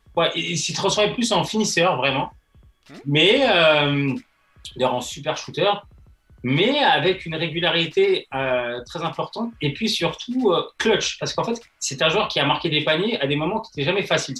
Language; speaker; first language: French; native; French